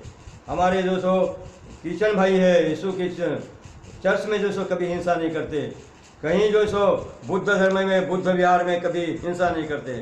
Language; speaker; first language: Hindi; non-native, local second language; Lambadi